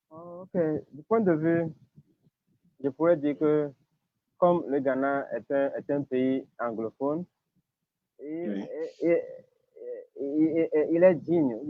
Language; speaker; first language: French; non-native, fluent; Ewe